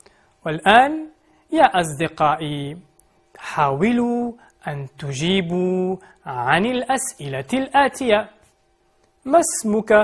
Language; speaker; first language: Arabic; non-native, fluent; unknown